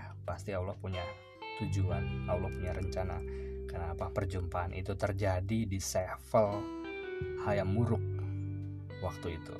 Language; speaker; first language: Indonesian; native; Indonesian